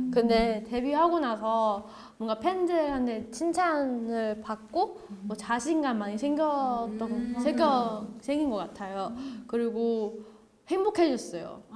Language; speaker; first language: Korean; non-native, learner; Chinese